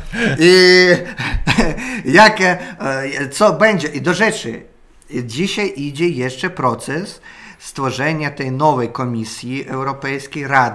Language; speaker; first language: Polish; non-native, learner; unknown